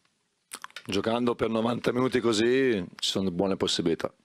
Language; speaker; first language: Italian; native; Italian